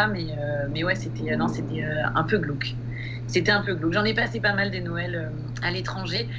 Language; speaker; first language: French; native; French